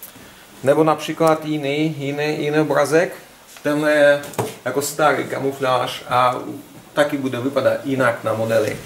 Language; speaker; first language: Czech; non-native, learner; Russian